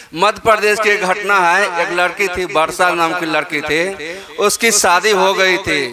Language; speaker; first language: Hindi; native; Hindi